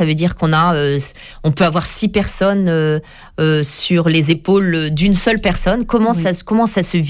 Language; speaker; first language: French; native; French